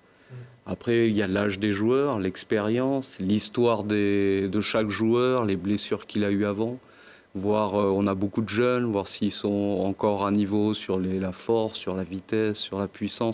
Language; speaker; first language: French; native; French